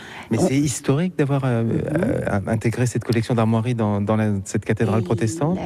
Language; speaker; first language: French; native; French